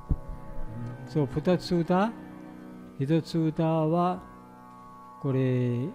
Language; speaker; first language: Japanese; non-native, learner; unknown